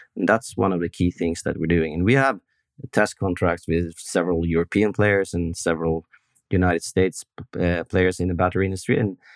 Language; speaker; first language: English; non-native, fluent; Norwegian